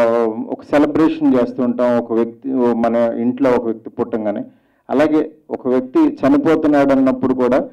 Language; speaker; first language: Telugu; native; Telugu